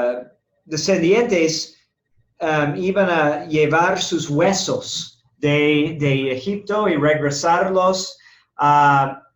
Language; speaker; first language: Spanish; non-native, fluent; English